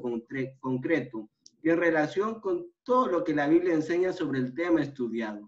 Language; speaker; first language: Spanish; native; Spanish